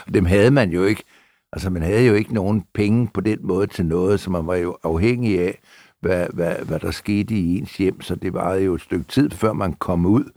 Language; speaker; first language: Danish; native; Danish